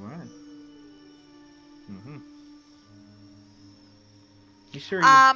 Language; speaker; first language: English; native; English